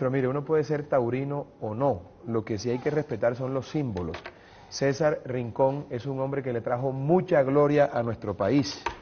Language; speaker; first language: Spanish; native; Spanish